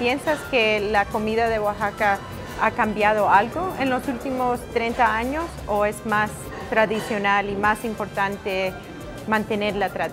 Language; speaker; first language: Spanish; early bilingual, heritage; Spanish